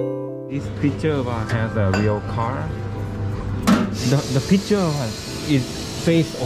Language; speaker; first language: English; non-native, learner; Thai